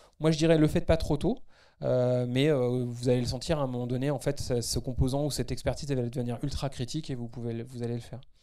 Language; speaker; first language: French; native; French